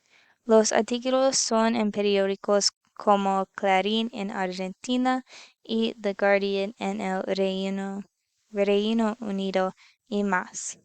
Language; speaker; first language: Spanish; non-native, learner; English